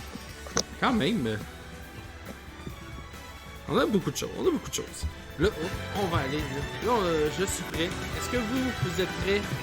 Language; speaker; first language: French; native; French